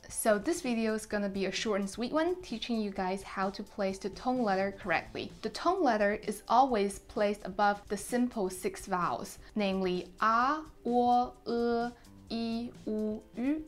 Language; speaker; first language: English; non-native, fluent; Chinese